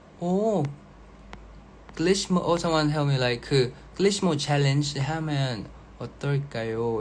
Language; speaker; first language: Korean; non-native, fluent; Thai